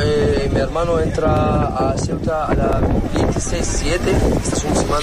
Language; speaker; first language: Spanish; non-native, learner; Arabic